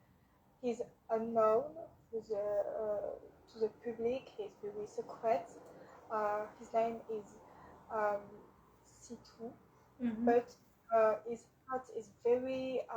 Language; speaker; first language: English; non-native, learner; French